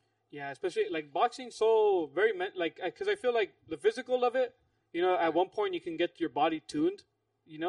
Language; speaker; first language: English; early bilingual, other home language; Spanish